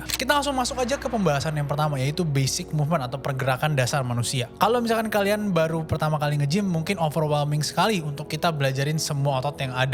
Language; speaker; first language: Indonesian; native; Indonesian